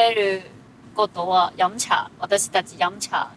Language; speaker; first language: Japanese; non-native, fluent; Cantonese